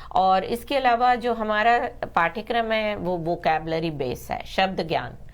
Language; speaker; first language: Hindi; native; Hindi